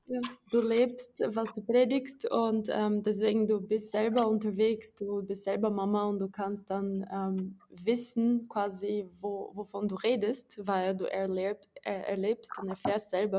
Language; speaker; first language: German; non-native, fluent; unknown